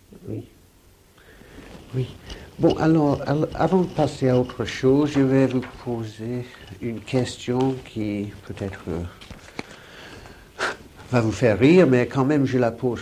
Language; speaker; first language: French; non-native, fluent; English